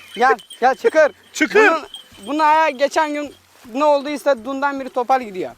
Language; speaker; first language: Turkish; non-native, learner; Persian